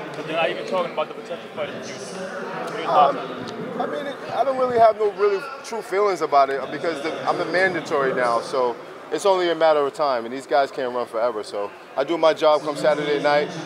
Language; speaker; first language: English; native; English